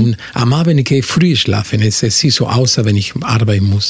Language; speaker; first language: German; non-native, fluent; Spanish